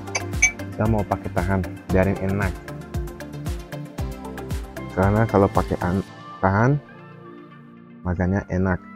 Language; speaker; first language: Indonesian; non-native, learner; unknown